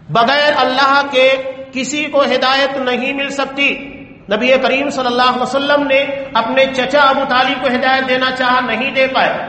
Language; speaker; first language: Urdu; native; Urdu